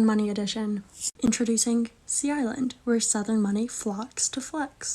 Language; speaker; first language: English; native; English